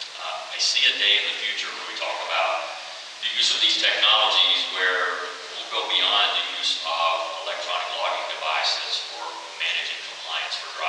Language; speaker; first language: English; native; English